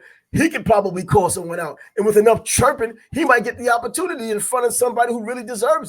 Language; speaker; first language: English; native; English